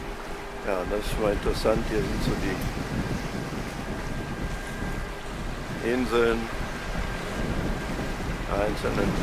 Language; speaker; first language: German; native; German